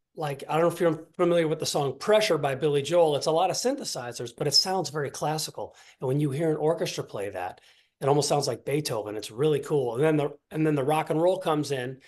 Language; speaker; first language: English; native; English